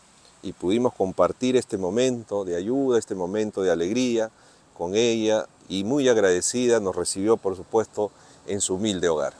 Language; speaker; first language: Spanish; native; Spanish